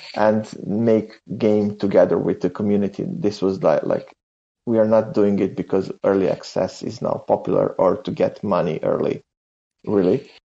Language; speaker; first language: English; non-native, fluent; Serbian